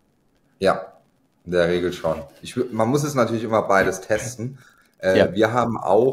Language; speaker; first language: German; native; German